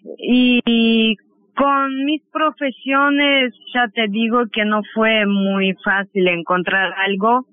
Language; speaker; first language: Spanish; non-native, fluent; Armenian